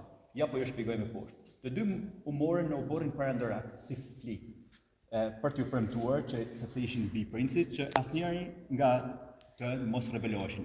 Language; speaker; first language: Albanian; native; Albanian